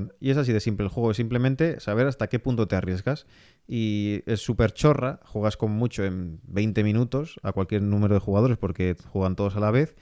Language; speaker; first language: Spanish; native; Spanish